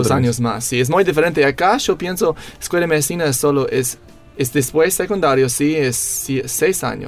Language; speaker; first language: Spanish; non-native, learner; English